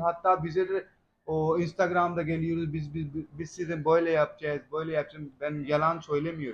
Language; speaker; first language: Turkish; non-native, learner; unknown